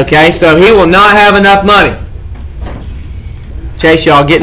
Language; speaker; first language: English; native; English